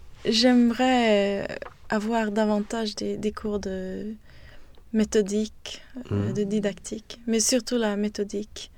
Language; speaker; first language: French; non-native, fluent; Swedish